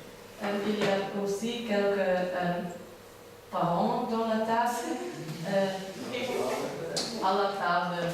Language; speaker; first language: French; non-native, learner; Dutch